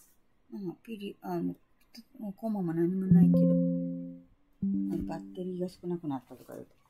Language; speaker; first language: Spanish; non-native, learner; Japanese